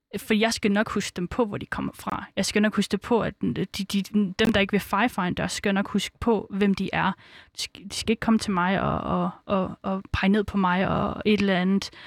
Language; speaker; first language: Danish; early bilingual, other home language; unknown